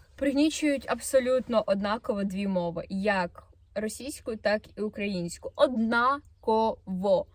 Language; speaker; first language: Ukrainian; non-native, local second language; Russian